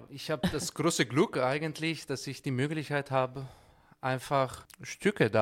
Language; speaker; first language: German; non-native, fluent; Italian